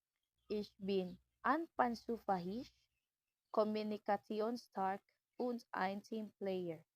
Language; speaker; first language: German; non-native, learner; Filipino